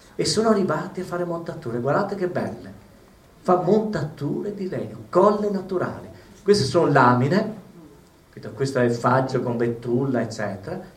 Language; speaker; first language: Italian; native; Italian